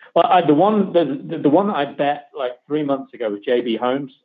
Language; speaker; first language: English; native; English